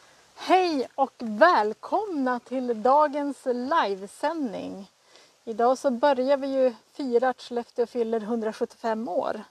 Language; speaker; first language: Swedish; native; Swedish